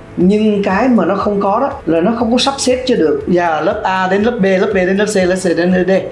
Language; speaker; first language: Vietnamese; early bilingual, heritage; Vietnamese